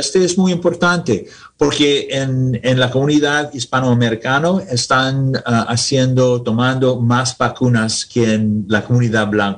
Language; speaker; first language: Spanish; non-native, learner; English